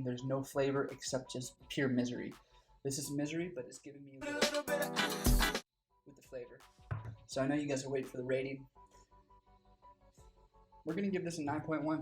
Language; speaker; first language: English; native; English